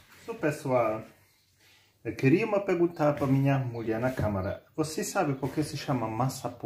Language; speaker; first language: Portuguese; non-native, fluent; German